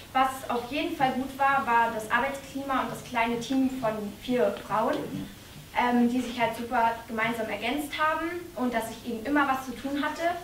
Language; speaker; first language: German; native; German